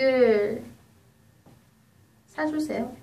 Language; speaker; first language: Korean; non-native, learner; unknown